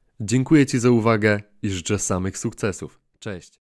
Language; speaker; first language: Polish; native; Polish